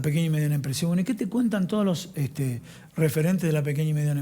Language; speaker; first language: Spanish; native; Spanish